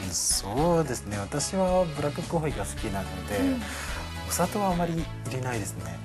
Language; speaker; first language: Japanese; non-native, fluent; Cebuano